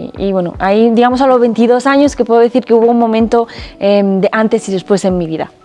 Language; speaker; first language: Spanish; early bilingual, other home language; Romanian